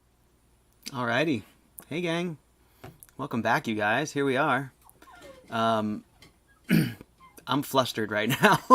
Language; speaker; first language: English; native; English